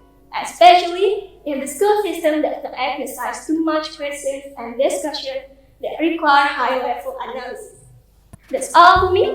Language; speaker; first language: English; non-native, learner; Indonesian